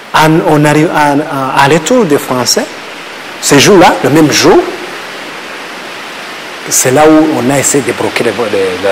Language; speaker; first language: French; non-native, learner; Kinyarwanda